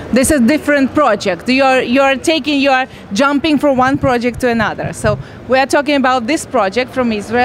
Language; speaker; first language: English; non-native, learner; Russian